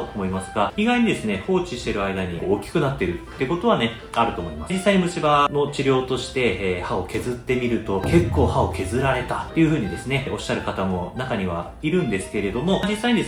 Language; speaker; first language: Japanese; native; Japanese